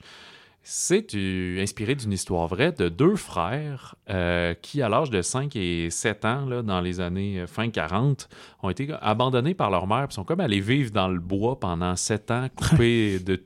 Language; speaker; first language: French; native; French